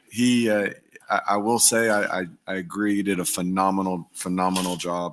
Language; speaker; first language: English; native; English